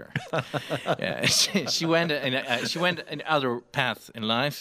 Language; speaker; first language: English; non-native, fluent; Russian